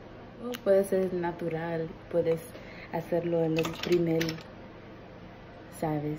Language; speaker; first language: Spanish; early bilingual, heritage; Spanish